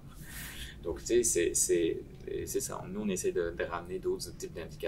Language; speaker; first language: French; native; French